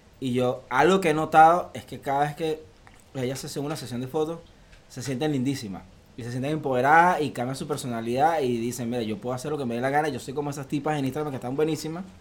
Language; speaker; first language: Spanish; native; Spanish